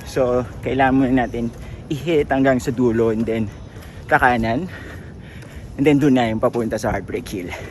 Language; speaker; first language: Filipino; non-native, local second language; Iloko